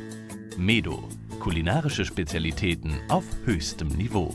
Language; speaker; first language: German; native; German